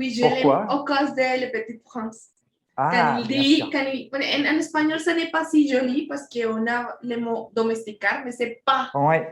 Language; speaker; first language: French; non-native, fluent; Spanish